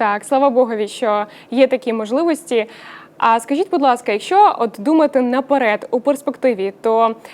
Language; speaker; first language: Ukrainian; native; Ukrainian